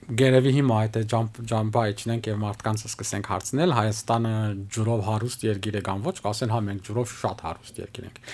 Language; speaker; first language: Armenian; early bilingual, heritage; Armenian